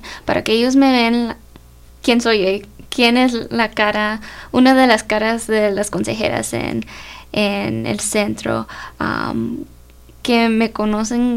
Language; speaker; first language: Spanish; early bilingual, heritage; Spanish